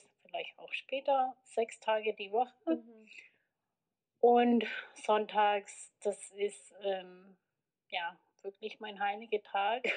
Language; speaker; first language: German; non-native, fluent; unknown